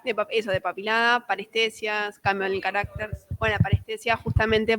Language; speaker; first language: Spanish; native; Spanish